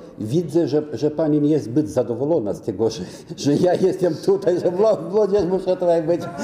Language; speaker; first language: Polish; non-native, fluent; Romanian